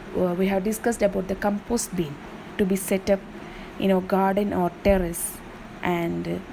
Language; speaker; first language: English; non-native, local second language; Malayalam